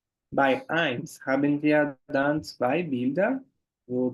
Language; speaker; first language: German; non-native, fluent; Portuguese